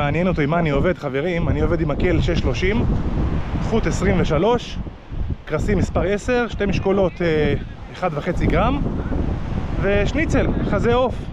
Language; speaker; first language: Hebrew; native; Hebrew